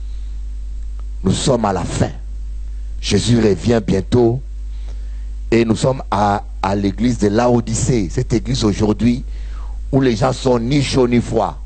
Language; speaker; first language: French; non-native, local second language; Lingala